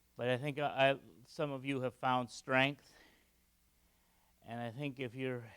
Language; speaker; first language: English; native; English